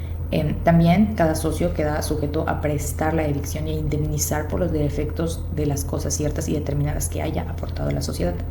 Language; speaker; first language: Spanish; native; Spanish